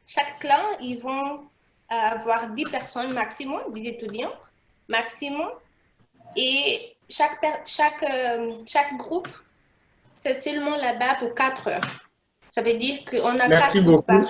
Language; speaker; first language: French; non-native, local second language; Portuguese